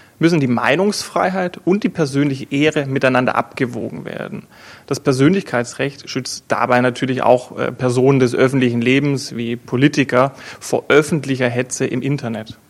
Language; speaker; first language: German; native; German